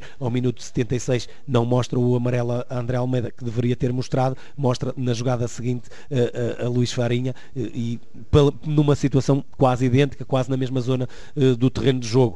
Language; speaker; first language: Portuguese; native; Portuguese